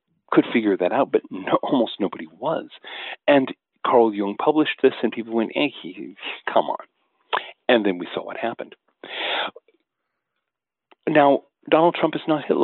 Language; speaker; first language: English; native; English